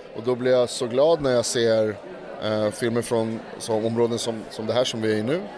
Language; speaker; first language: Swedish; native; Swedish